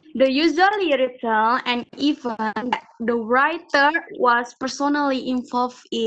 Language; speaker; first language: English; non-native, learner; Indonesian